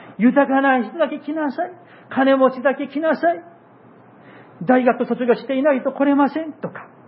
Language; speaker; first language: Japanese; non-native, fluent; Korean